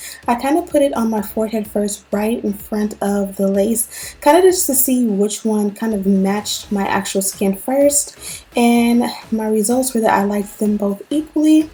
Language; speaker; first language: English; native; English